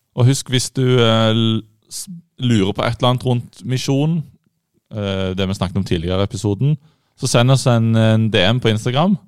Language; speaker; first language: Norwegian; native; Norwegian